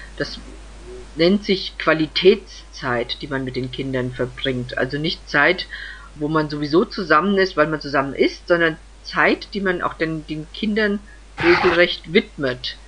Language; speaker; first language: German; native; German